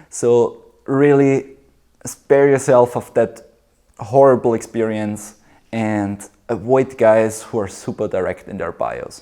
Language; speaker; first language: English; non-native, fluent; German